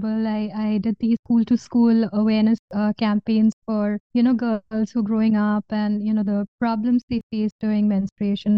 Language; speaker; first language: English; non-native, local second language; Bangla